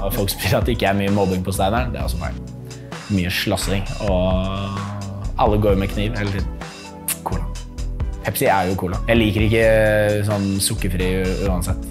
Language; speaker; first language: Norwegian; early bilingual, other home language; English